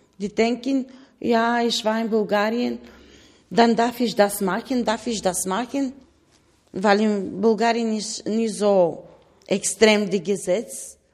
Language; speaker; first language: German; non-native, learner; Bulgarian